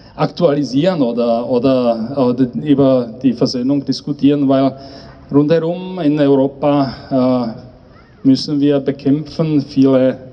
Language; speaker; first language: German; non-native, learner; Czech